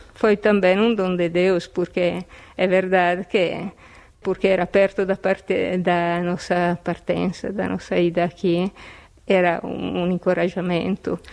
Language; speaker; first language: Portuguese; non-native, fluent; Italian